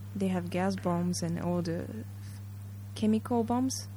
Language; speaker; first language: English; early bilingual, other home language; Japanese